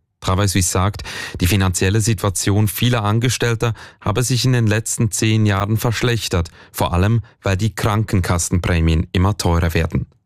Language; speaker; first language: German; native; German